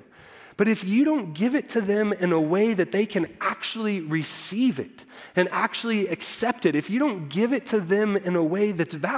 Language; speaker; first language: English; native; English